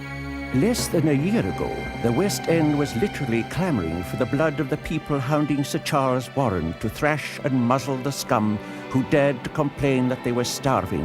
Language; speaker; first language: English; native; English